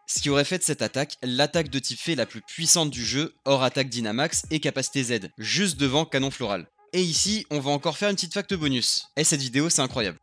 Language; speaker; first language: French; native; French